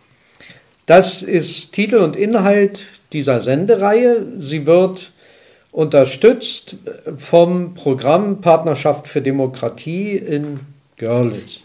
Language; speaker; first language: German; native; German